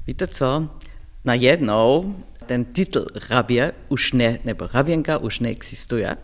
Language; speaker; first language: Czech; non-native, learner; German